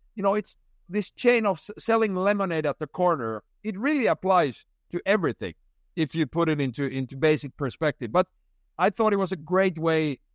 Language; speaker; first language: English; non-native, fluent; Finnish